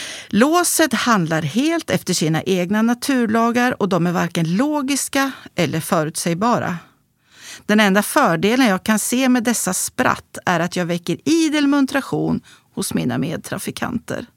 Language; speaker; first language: Swedish; native; Swedish